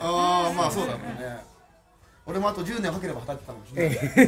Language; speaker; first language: Japanese; native; Japanese